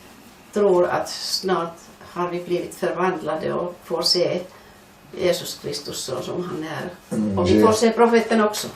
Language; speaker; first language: Swedish; non-native, fluent; Finnish